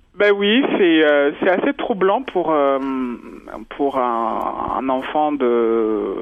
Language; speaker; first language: French; non-native, local second language; Kinyarwanda